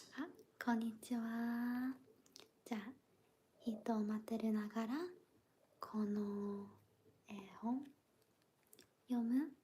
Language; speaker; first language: Japanese; non-native, learner; English